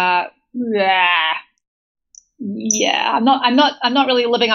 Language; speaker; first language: English; native; English